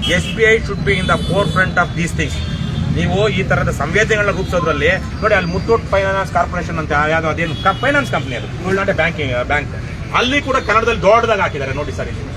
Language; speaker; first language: Kannada; native; Kannada